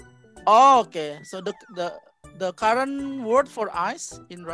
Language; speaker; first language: English; non-native, fluent; Indonesian